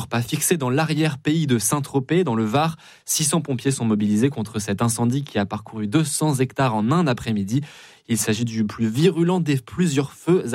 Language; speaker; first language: French; native; French